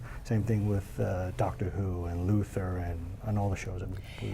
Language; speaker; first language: English; native; English